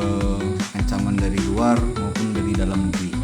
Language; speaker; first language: Indonesian; native; Indonesian